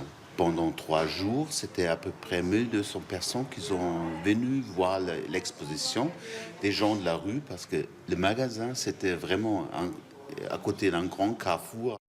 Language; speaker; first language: French; non-native, fluent; German